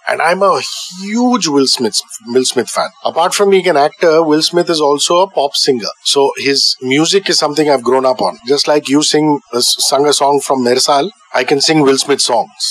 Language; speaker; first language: English; non-native, local second language; Tamil